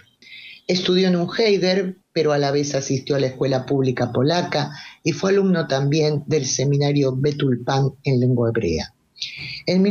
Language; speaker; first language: Spanish; native; Spanish